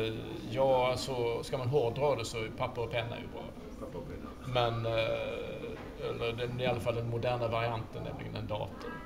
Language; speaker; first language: Swedish; native; Swedish